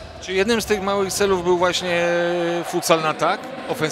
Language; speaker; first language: Polish; native; Polish